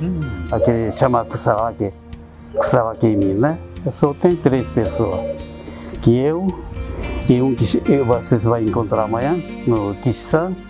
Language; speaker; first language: Portuguese; non-native, fluent; Japanese